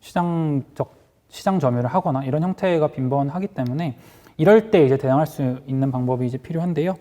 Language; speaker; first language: Korean; native; Korean